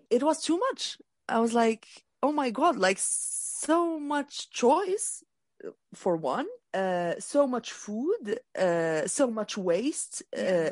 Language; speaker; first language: English; non-native, fluent; Arabic